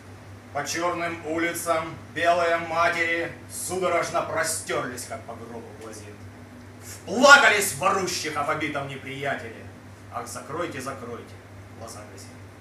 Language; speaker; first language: Russian; native; Russian